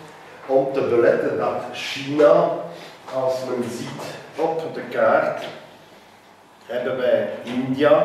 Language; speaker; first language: Dutch; non-native, local second language; French